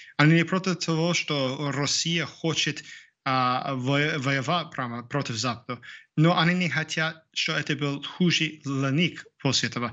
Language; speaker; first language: Russian; non-native, fluent; English